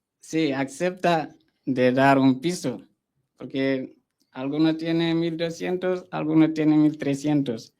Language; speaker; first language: Spanish; non-native, fluent; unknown